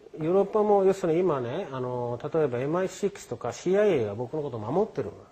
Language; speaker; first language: Japanese; non-native, fluent; English